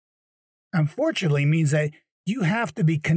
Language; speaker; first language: English; native; English